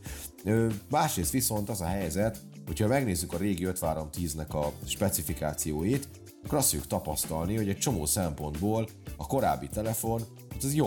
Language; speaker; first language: Hungarian; native; Hungarian